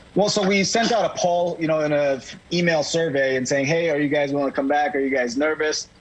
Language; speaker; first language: English; native; English